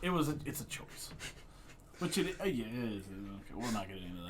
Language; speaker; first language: English; native; English